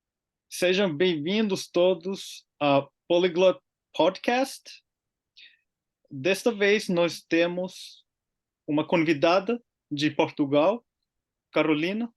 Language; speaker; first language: Portuguese; non-native, learner; Finnish